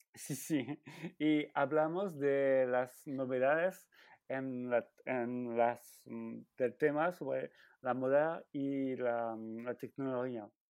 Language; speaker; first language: Spanish; non-native, learner; French